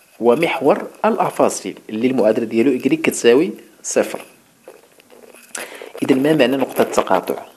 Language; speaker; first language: Arabic; native; Arabic